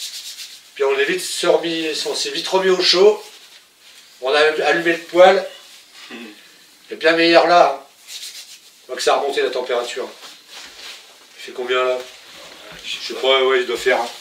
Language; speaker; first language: French; native; French